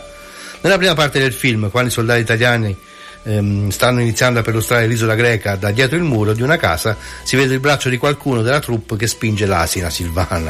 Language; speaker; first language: Italian; native; Italian